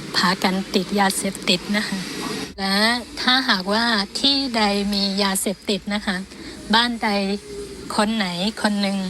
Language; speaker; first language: Thai; non-native, fluent; Shan